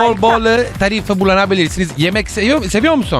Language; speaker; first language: Turkish; non-native, learner; Italian